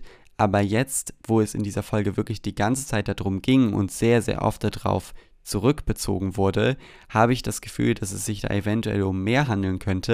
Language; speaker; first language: German; native; German